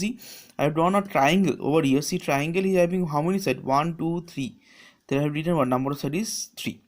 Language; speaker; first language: English; non-native, local second language; Bangla